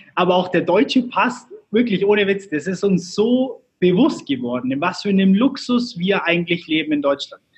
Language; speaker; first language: German; early bilingual, other home language; Turkish